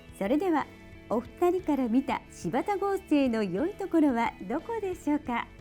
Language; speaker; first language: Japanese; native; Japanese